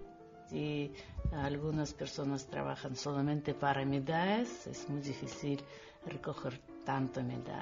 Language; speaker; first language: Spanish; non-native, learner; Russian